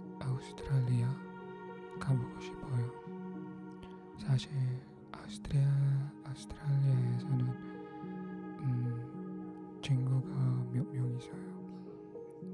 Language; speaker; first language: Korean; non-native, learner; Filipino